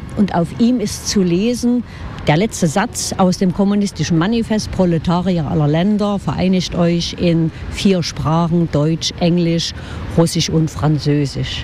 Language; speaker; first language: German; native; German